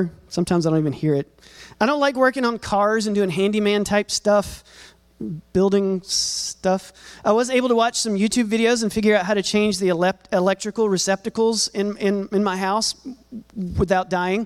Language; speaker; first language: English; native; English